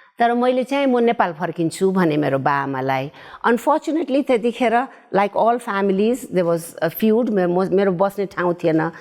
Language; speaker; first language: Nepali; early bilingual, heritage; Nepali